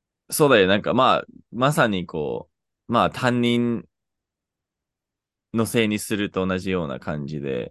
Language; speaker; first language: Japanese; non-native, fluent; English